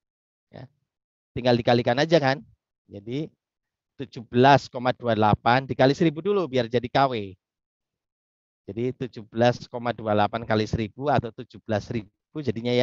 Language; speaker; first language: Indonesian; native; Indonesian